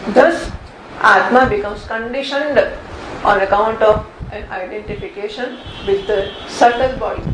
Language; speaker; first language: English; non-native, local second language; Gujarati